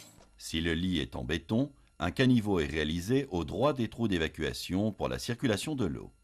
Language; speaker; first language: French; native; French